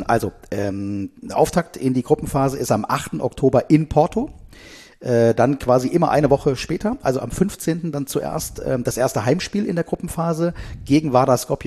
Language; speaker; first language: German; native; German